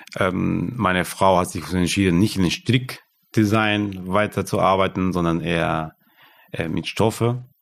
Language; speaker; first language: German; non-native, fluent; Spanish